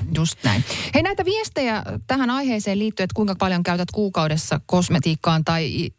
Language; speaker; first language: Finnish; native; Finnish